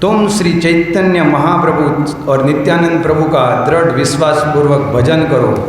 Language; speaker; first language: Hindi; non-native, local second language; Gujarati